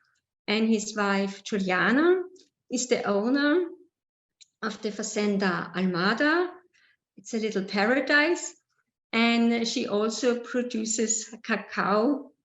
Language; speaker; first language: English; non-native, learner; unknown